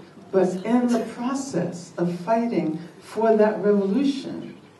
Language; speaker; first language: English; native; English